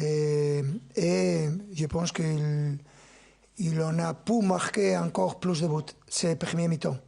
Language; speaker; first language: French; non-native, fluent; Spanish